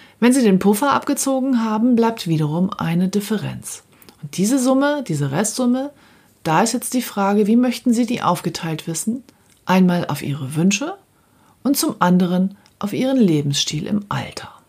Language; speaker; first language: German; native; German